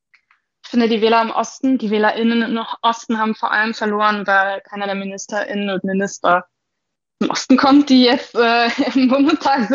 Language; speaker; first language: German; native; German